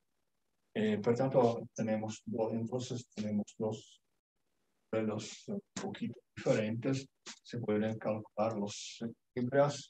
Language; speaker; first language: Spanish; non-native, learner; Italian